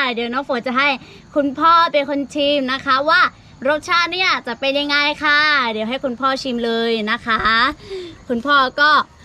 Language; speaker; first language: Thai; non-native, local second language; Lahu